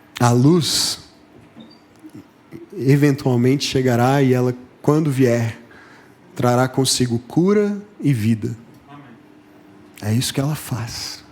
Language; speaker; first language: Portuguese; native; Portuguese